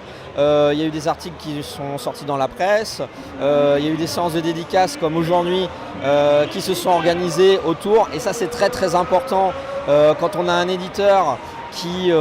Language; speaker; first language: French; native; French